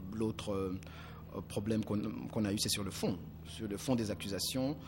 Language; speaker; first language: French; non-native, local second language; Kinyarwanda